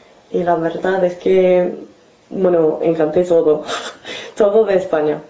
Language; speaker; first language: Spanish; non-native, fluent; English